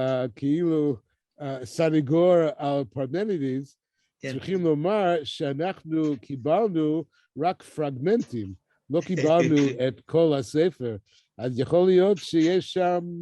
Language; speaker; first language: Hebrew; non-native, fluent; English